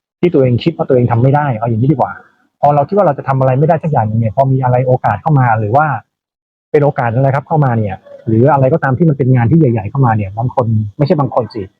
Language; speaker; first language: Thai; native; Thai